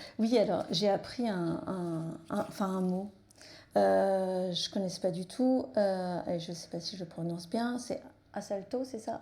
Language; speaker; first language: French; native; French